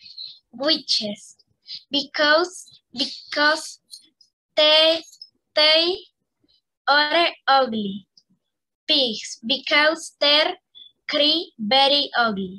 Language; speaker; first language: English; non-native, learner; Spanish